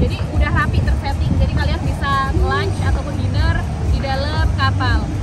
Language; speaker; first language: Indonesian; native; Indonesian